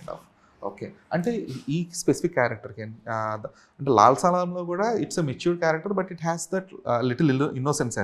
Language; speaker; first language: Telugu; native; Telugu